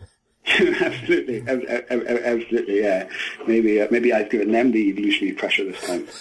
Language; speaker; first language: English; native; English